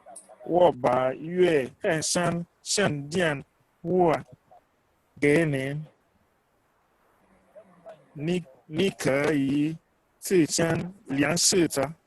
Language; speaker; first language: Chinese; non-native, learner; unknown